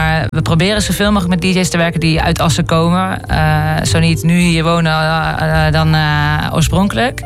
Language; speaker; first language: Dutch; native; Dutch